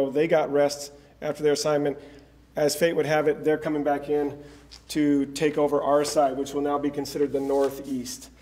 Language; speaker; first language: English; native; English